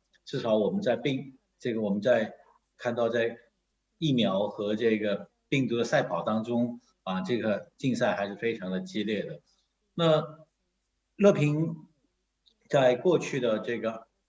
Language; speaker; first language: Chinese; native; Chinese